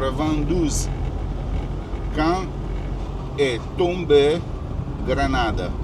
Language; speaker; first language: French; non-native, learner; Italian